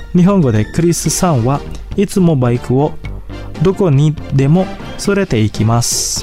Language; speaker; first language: Japanese; non-native, fluent; Indonesian